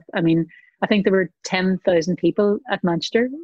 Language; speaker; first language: English; native; English